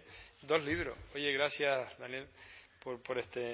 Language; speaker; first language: Spanish; native; Spanish